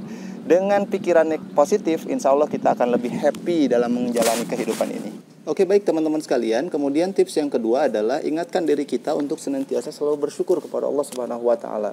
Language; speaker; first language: Indonesian; native; Indonesian